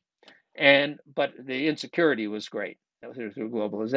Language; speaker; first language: English; native; English